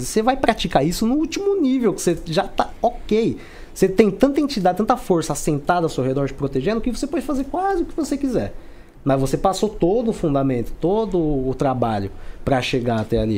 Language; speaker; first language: Portuguese; native; Portuguese